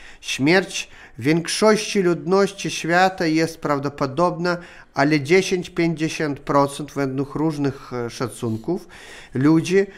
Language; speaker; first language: Polish; non-native, learner; Russian